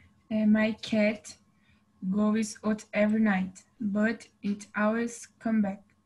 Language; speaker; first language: English; non-native, learner; Portuguese